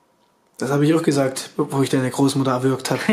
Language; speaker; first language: German; native; German